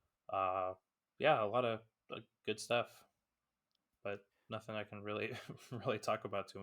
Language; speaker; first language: English; native; English